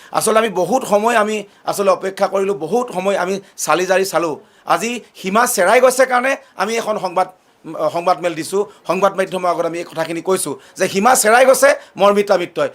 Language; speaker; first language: Assamese; native; Assamese